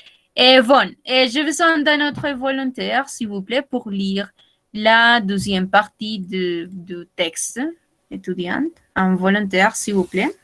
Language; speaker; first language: French; non-native, learner; Spanish